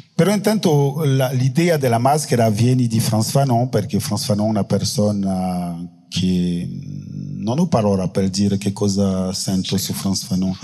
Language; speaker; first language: Italian; non-native, fluent; French